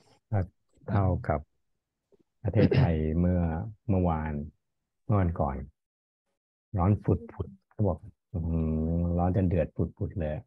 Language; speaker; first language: Thai; native; Thai